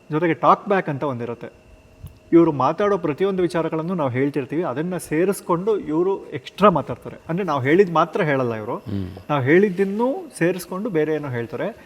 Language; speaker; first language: Kannada; native; Kannada